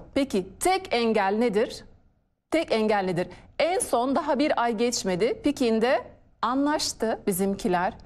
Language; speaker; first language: Turkish; non-native, fluent; Arabic